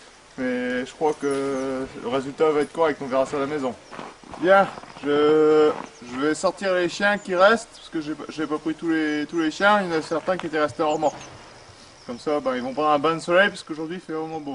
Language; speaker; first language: French; native; French